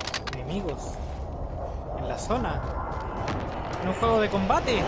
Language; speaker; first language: Spanish; native; Spanish